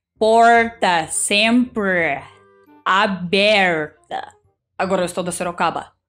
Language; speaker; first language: Portuguese; non-native, fluent; Russian